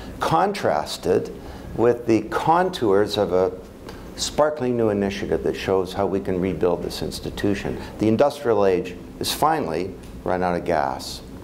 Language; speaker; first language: English; native; English